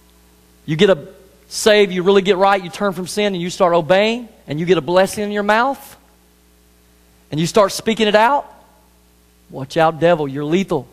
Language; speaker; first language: English; native; English